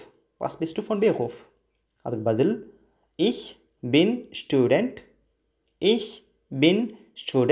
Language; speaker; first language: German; non-native, learner; Tamil